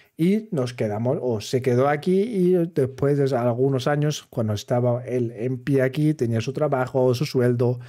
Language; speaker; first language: Spanish; non-native, fluent; German